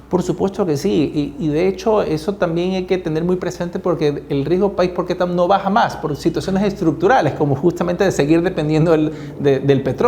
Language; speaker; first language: Spanish; native; Spanish